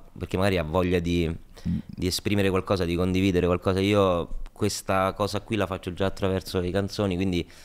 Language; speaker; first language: Italian; native; Italian